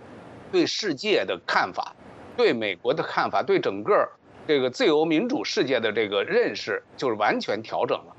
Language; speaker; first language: Chinese; native; Chinese